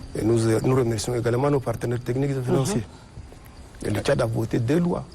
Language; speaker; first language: French; non-native, local second language; Arabic